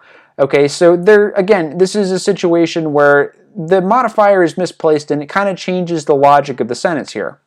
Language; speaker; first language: English; native; English